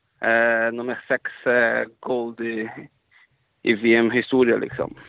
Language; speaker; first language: Swedish; non-native, fluent; Portuguese